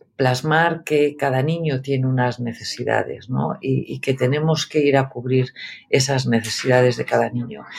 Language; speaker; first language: Spanish; native; Spanish